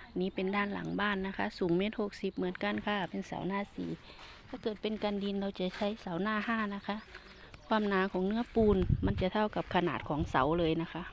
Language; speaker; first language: Thai; native; Thai